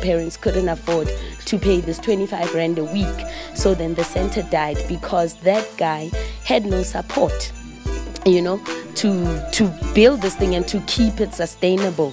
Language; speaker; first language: English; non-native, local second language; Zulu